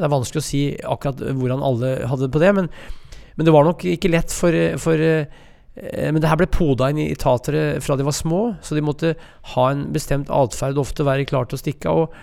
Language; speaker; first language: Norwegian; native; Norwegian